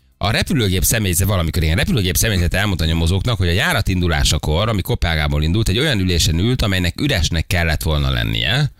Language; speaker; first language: Hungarian; native; Hungarian